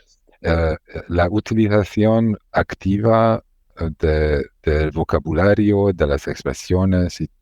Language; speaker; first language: Spanish; non-native, learner; Hungarian